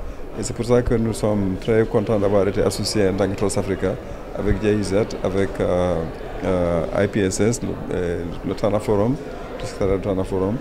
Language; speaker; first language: French; non-native, local second language; Wolof